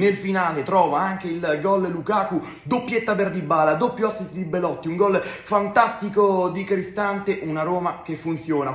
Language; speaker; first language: Italian; native; Italian